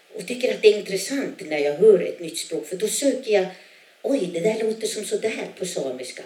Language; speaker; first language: Swedish; non-native, local second language; Northern Sami